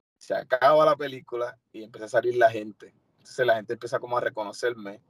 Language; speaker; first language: Spanish; native; Spanish